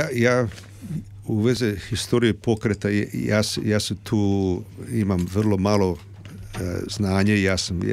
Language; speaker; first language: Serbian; early bilingual, heritage; Serbian